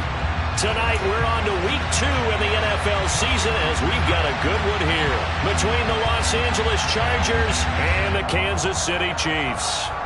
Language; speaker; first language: English; native; English